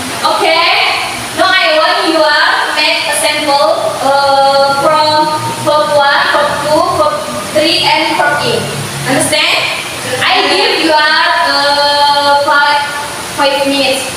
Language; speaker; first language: English; non-native, learner; Indonesian